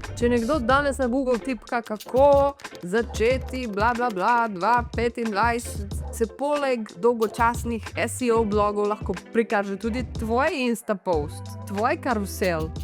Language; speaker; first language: Slovenian; early bilingual, heritage; Portuguese